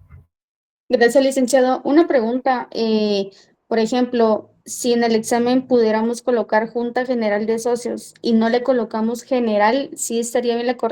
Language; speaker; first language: Spanish; native; Spanish